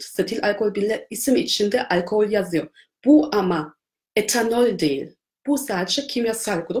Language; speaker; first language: Turkish; non-native, fluent; German